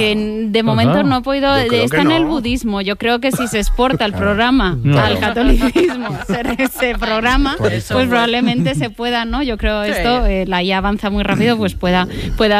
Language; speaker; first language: Spanish; native; Spanish